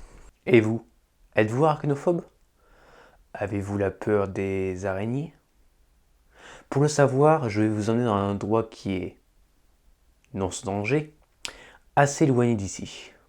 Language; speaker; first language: French; native; French